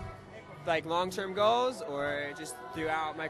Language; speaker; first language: English; native; English